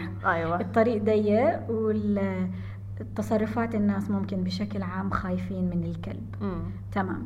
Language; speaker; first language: Arabic; native; Arabic